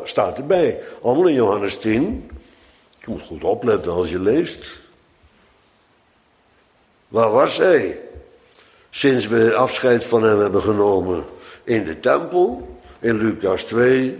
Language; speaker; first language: Dutch; native; Dutch